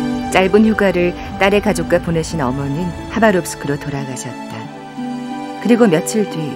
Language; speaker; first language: Korean; native; Korean